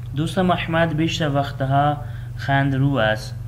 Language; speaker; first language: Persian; non-native, fluent; Urdu